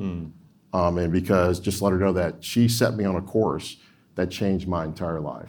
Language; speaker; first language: English; native; English